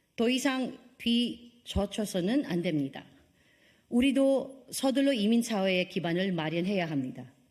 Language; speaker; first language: Korean; non-native, fluent; Filipino